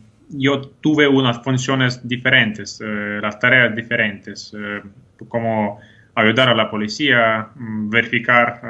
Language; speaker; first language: Spanish; non-native, fluent; Ukrainian